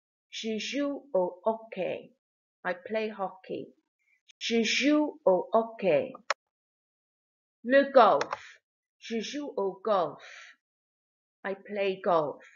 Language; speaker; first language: French; non-native, fluent; English